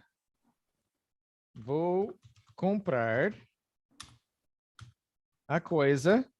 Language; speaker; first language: Portuguese; non-native, fluent; English